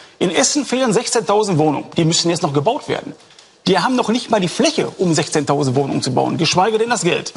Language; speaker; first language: German; native; German